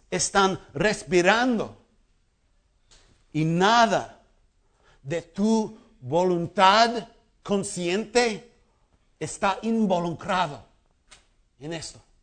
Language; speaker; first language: Spanish; non-native, fluent; English